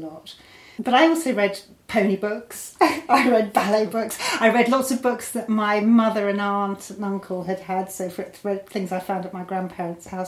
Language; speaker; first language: English; native; English